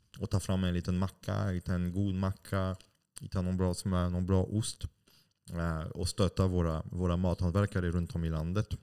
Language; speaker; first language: Swedish; non-native, fluent; French